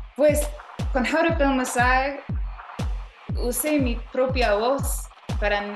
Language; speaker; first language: Spanish; non-native, fluent; English